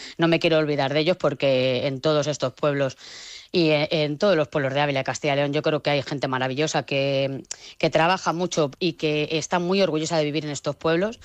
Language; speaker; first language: Spanish; native; Spanish